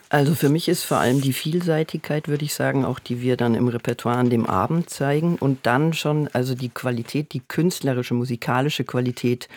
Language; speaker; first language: German; native; German